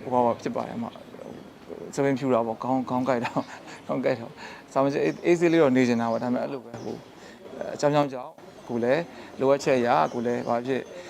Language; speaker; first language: Burmese; non-native, local second language; Shan